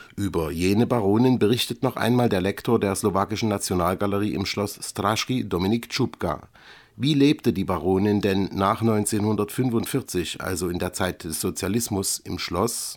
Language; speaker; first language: German; native; German